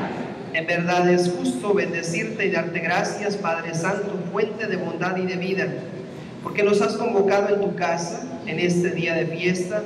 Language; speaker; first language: Spanish; native; Spanish